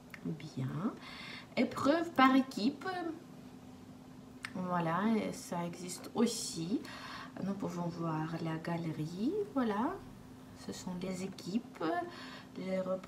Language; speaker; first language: French; non-native, fluent; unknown